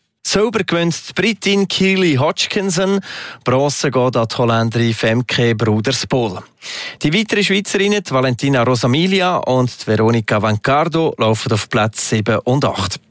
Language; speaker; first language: German; native; German